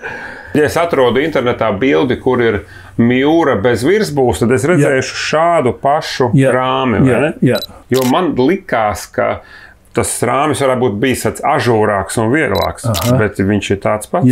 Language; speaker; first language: Latvian; native; Latvian